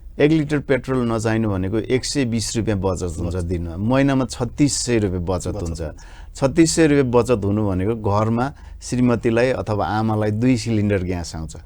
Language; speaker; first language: Nepali; native; Nepali